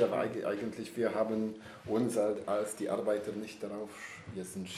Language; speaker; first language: German; non-native, learner; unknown